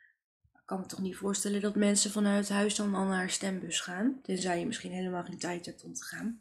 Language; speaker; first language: Dutch; native; Dutch